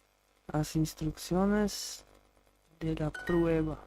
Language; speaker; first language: Spanish; non-native, learner; English